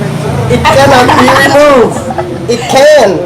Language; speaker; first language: English; non-native, learner; Indonesian